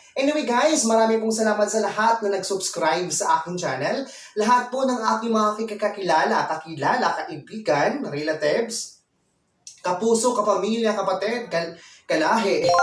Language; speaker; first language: Filipino; non-native, local second language; Waray